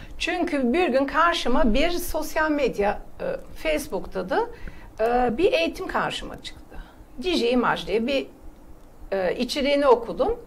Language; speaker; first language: Turkish; early bilingual, heritage; Turkish